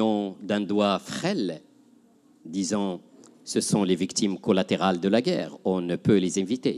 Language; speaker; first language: French; non-native, local second language; Arabic